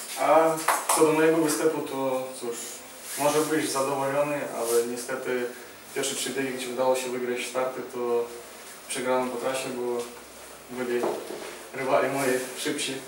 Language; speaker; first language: Polish; non-native, learner; Ukrainian